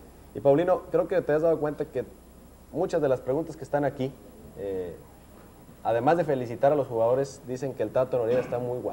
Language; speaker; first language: Spanish; native; Spanish